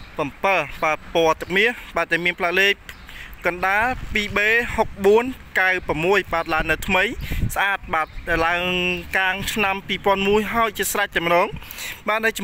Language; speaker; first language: Khmer; native; Khmer